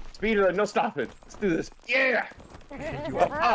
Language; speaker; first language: English; native; English